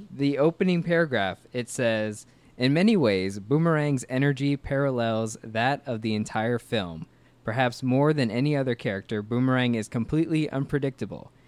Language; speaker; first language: English; native; English